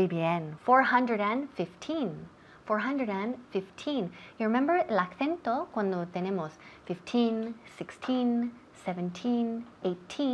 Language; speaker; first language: Spanish; non-native, fluent; English